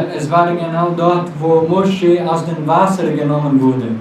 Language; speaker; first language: German; non-native, fluent; Portuguese